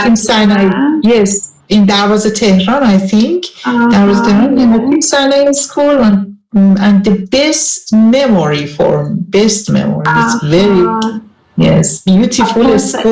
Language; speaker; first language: English; non-native, learner; Persian